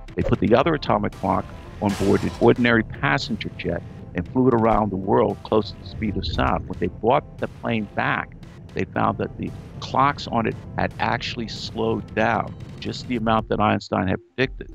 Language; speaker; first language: English; native; English